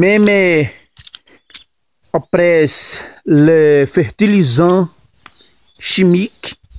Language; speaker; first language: French; non-native, learner; Portuguese